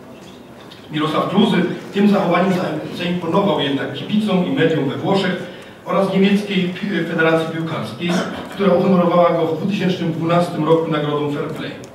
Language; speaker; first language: Polish; native; Polish